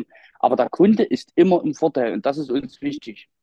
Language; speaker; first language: German; native; German